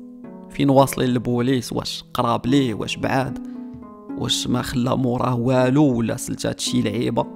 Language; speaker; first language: Arabic; native; Arabic